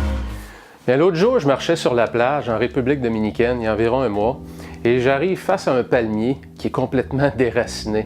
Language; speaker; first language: French; native; French